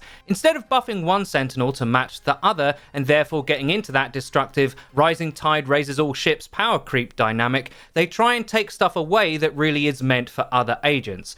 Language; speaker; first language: English; native; English